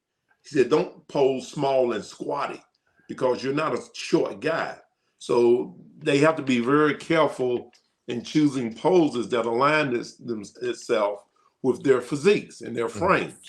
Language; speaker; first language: English; native; English